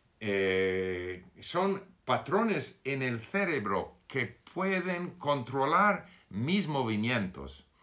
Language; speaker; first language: Spanish; non-native, fluent; English